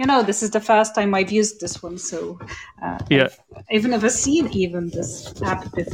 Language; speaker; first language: English; non-native, fluent; Polish